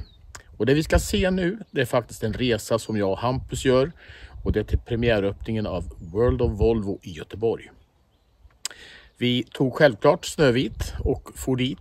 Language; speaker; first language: Swedish; native; Swedish